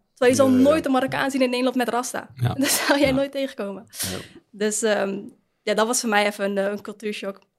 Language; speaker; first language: Dutch; early bilingual, other home language; Arabic